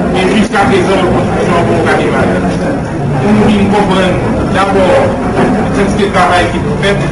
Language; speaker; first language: French; non-native, local second language; Haitian Creole